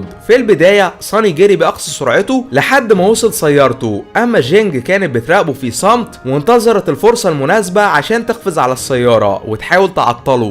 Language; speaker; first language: Arabic; native; Arabic